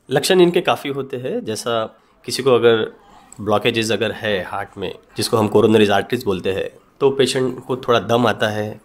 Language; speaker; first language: Hindi; non-native, local second language; Marathi